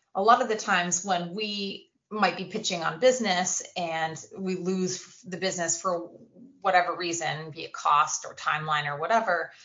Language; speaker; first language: English; native; English